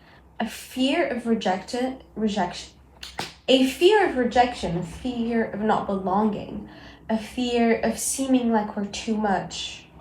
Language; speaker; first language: English; non-native, local second language; Arabic